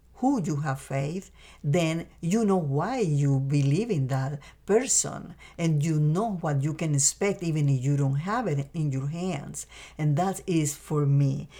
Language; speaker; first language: English; non-native, fluent; Spanish